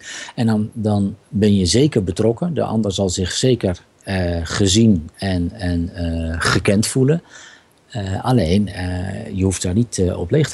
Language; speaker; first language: Dutch; native; Dutch